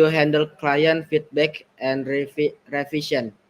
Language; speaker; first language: English; non-native, learner; Indonesian